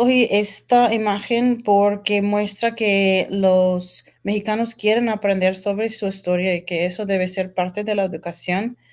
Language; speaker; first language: Spanish; non-native, fluent; English